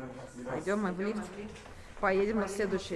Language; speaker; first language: Russian; native; Russian